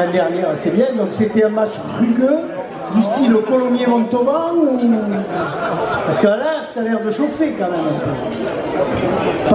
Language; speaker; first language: French; native; French